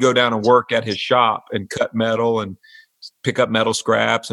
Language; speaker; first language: English; native; English